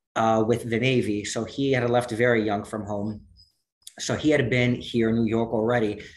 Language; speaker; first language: English; native; English